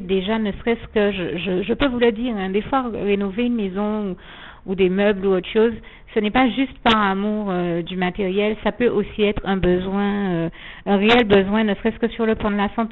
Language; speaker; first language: French; native; French